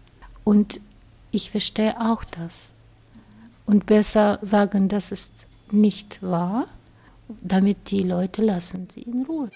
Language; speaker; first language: German; non-native, fluent; Russian